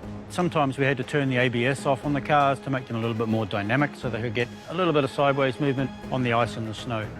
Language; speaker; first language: English; native; English